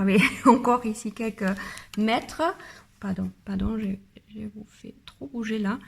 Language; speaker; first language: French; non-native, learner; German